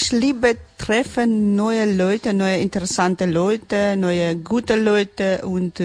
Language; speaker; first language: German; non-native, learner; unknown